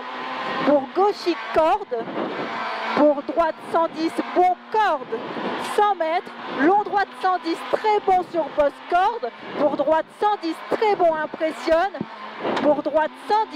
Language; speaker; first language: French; native; French